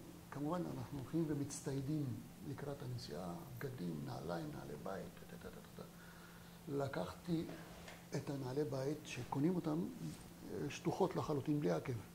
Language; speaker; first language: Hebrew; non-native, fluent; French